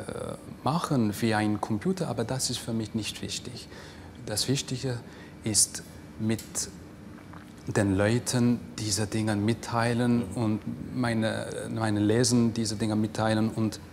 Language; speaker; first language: German; non-native, fluent; English